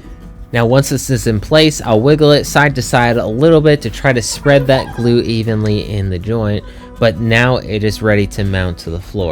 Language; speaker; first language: English; native; English